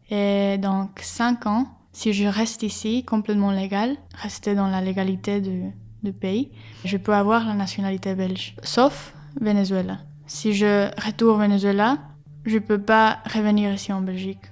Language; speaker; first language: French; non-native, learner; Spanish